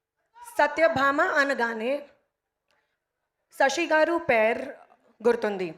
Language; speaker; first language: Telugu; non-native, learner; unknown